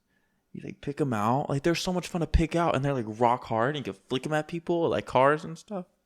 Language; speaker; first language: English; native; English